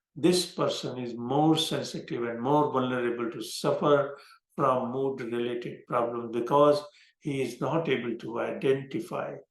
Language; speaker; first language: English; non-native, local second language; Hindi